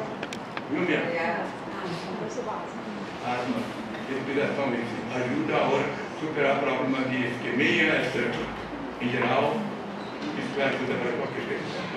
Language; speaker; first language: Portuguese; non-native, fluent; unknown